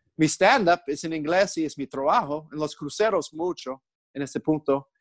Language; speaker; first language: Spanish; non-native, learner; English